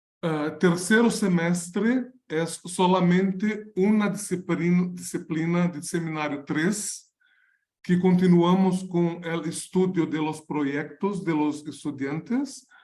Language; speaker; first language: Spanish; non-native, learner; Portuguese